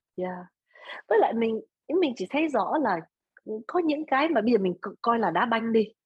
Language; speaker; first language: Vietnamese; early bilingual, other home language; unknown